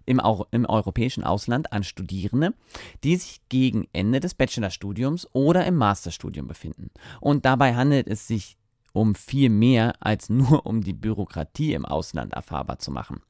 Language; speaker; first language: German; native; German